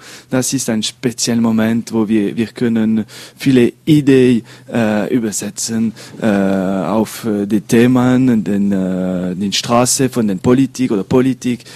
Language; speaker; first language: German; non-native, learner; French